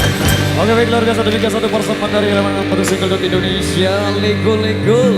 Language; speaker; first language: Indonesian; non-native, local second language; Sasak